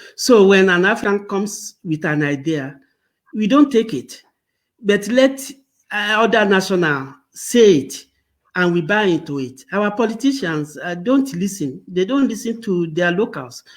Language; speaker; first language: English; non-native, local second language; Yoruba